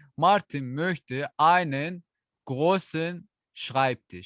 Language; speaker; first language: German; non-native, learner; Azerbaijani